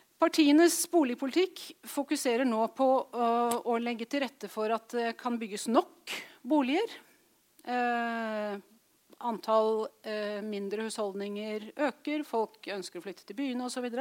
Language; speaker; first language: Norwegian; native; Norwegian